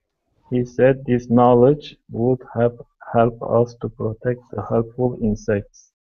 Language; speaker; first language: English; non-native, learner; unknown